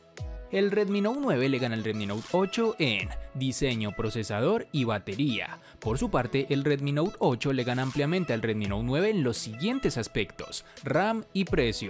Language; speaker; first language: Spanish; native; Spanish